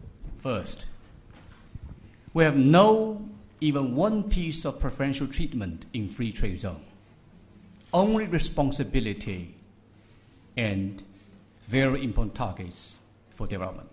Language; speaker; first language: English; non-native, fluent; Chinese